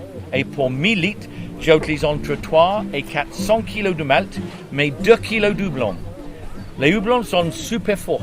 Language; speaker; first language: French; non-native, learner; English